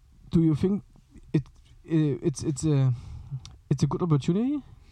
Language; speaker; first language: English; non-native, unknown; German